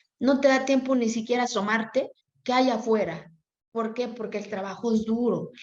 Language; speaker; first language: Spanish; non-native, local second language; Zapotec